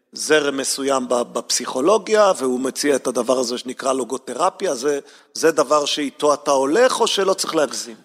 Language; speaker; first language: Hebrew; native; Hebrew